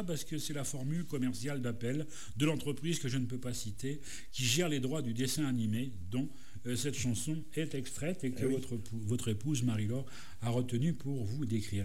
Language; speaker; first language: French; native; French